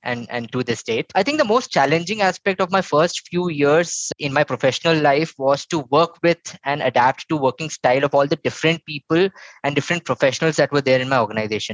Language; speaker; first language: English; non-native, local second language; Hindi